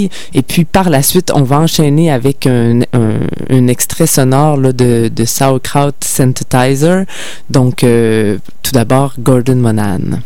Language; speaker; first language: French; native; French